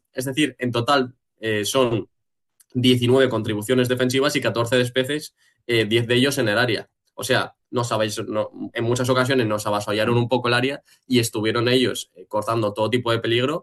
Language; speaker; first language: Spanish; native; Spanish